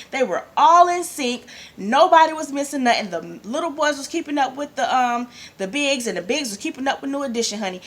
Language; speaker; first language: English; native; English